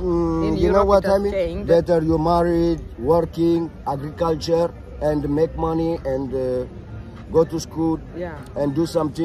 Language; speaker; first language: English; non-native, learner; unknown